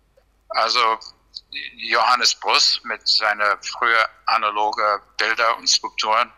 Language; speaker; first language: German; non-native, fluent; English